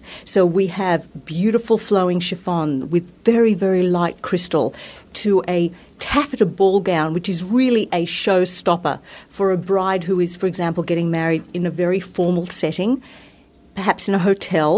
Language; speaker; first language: English; native; English